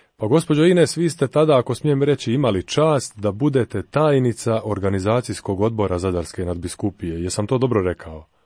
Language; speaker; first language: Croatian; native; Croatian